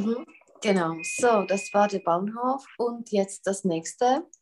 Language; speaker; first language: German; non-native, fluent; Czech